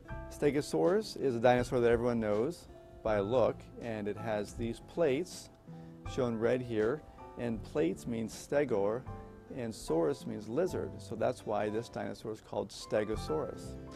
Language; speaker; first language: English; native; English